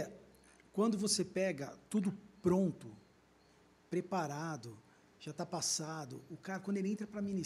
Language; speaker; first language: Portuguese; native; Portuguese